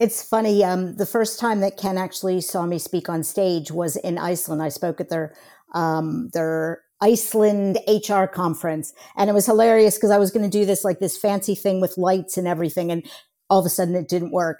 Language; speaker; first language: English; native; English